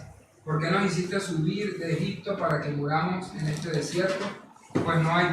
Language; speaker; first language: Spanish; native; Spanish